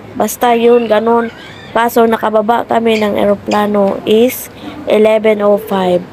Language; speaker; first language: Filipino; non-native, local second language; Hiligaynon